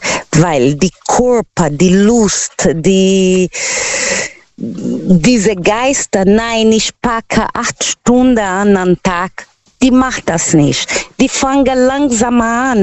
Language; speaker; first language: German; non-native, learner; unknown